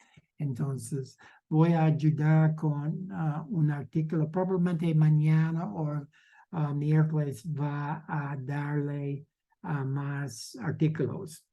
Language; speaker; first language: Spanish; non-native, learner; English